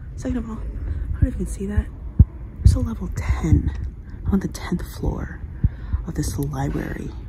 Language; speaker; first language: English; native; English